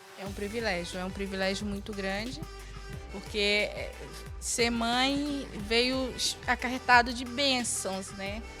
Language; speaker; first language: Portuguese; native; Portuguese